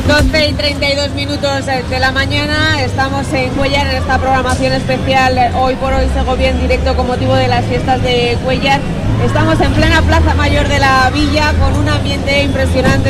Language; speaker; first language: Spanish; native; Spanish